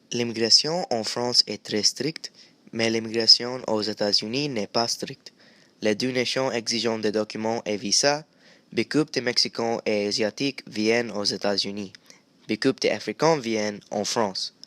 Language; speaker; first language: French; non-native, learner; English